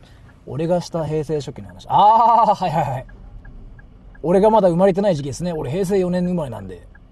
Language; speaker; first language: Japanese; native; Japanese